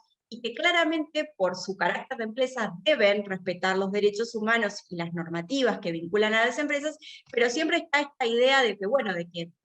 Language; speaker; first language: Spanish; native; Spanish